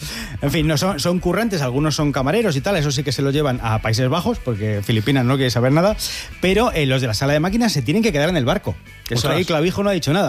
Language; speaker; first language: Spanish; native; Spanish